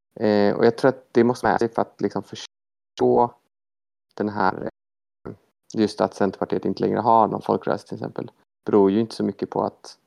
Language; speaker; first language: Swedish; native; Swedish